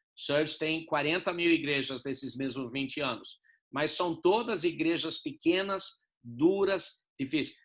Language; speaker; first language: Portuguese; non-native, fluent; English